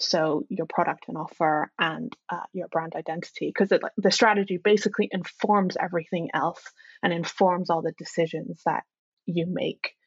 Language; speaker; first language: English; non-native, local second language; Cantonese